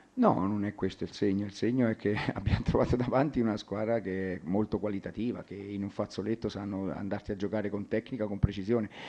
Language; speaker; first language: Italian; native; Italian